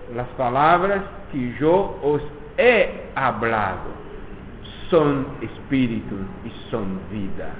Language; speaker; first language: Spanish; non-native, fluent; Portuguese